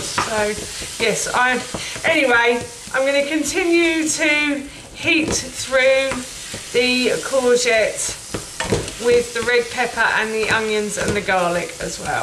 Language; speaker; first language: English; native; English